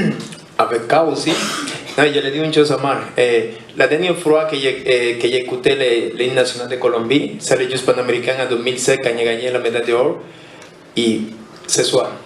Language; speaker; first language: French; non-native, learner; Spanish